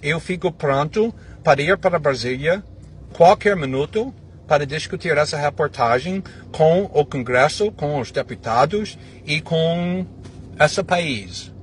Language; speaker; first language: Portuguese; non-native, fluent; English